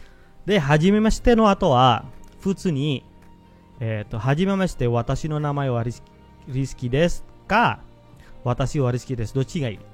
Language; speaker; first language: Japanese; non-native, fluent; Indonesian